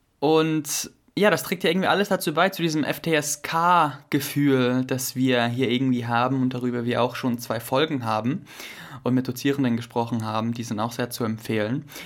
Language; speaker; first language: German; native; German